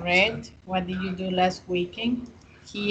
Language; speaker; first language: English; non-native, fluent; Spanish